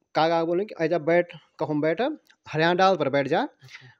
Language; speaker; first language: Hindi; non-native, local second language; Garhwali